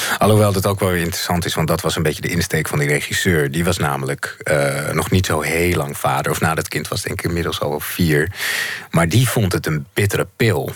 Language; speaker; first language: Dutch; native; Dutch